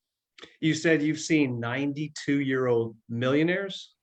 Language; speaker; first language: English; native; English